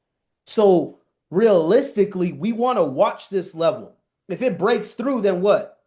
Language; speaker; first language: English; native; English